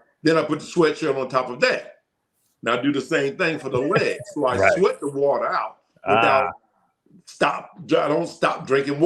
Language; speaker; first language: English; native; English